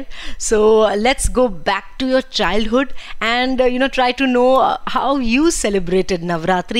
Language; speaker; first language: English; non-native, local second language; Gujarati